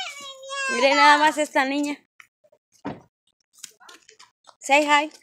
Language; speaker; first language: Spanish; early bilingual, other home language; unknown